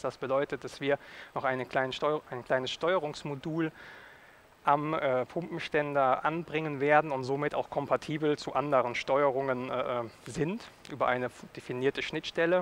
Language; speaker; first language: German; native; German